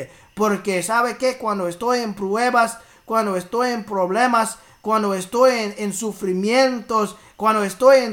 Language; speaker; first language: Spanish; early bilingual, heritage; English